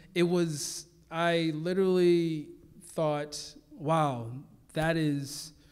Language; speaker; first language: English; native; English